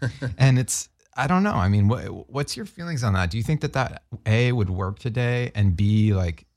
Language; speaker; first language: English; native; English